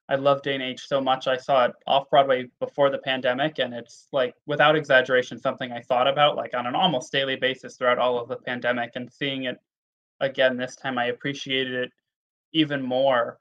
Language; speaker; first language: English; native; English